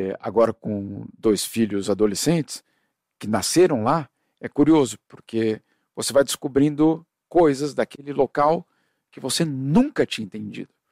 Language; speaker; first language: Portuguese; native; Portuguese